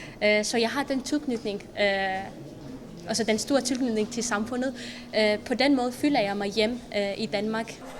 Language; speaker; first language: Danish; non-native, fluent; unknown